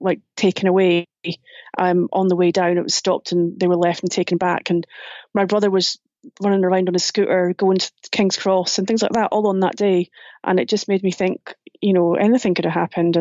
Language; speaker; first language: English; native; English